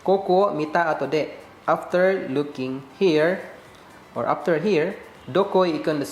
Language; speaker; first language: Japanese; non-native, fluent; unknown